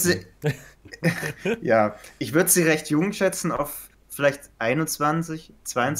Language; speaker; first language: German; native; German